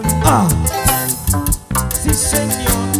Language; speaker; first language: Spanish; native; Spanish